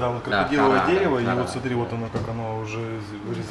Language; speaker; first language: Russian; native; Russian